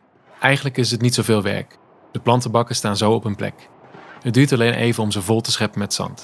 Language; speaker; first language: Dutch; native; Dutch